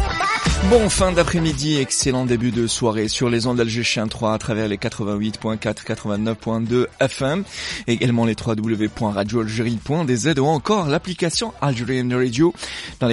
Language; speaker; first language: French; non-native, local second language; Arabic